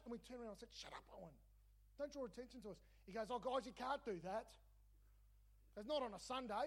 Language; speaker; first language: English; native; English